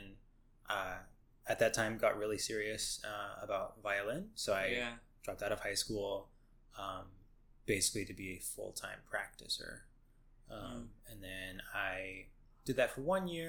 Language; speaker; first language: English; native; English